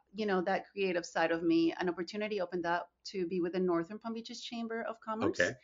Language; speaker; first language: English; non-native, fluent; Spanish